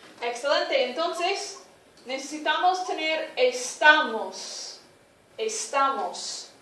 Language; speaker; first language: Spanish; non-native, fluent; English